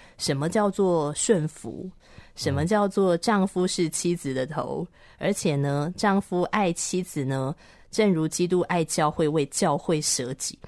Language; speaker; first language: Chinese; native; Chinese